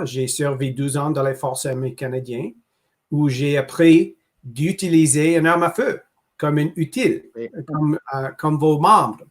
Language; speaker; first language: French; non-native, local second language; English